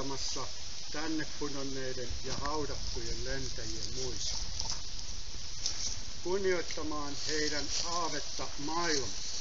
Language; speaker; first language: Finnish; native; Finnish